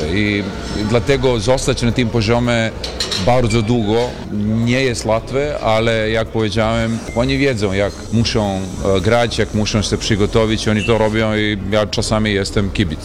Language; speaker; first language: Polish; non-native, fluent; Serbian